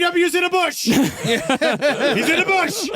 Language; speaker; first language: English; native; English